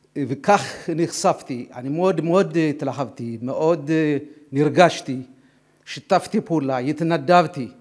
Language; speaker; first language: Hebrew; non-native, fluent; Amharic